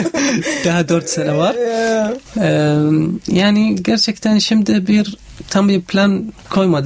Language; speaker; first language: Turkish; non-native, fluent; Arabic